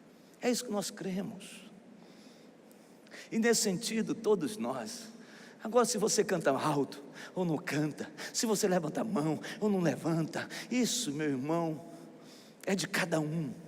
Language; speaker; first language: Portuguese; native; Portuguese